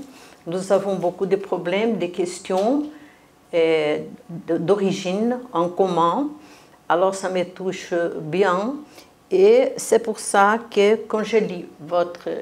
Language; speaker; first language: French; non-native, fluent; Portuguese